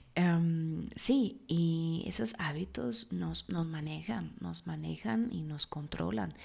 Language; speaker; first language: Spanish; non-native, fluent; German